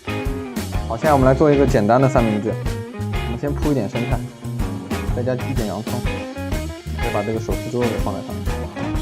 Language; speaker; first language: Chinese; native; Chinese